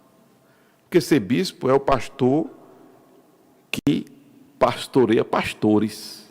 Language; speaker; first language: Portuguese; native; Portuguese